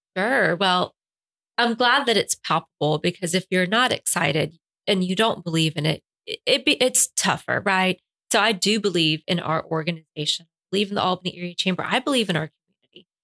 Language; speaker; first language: English; non-native, fluent; Spanish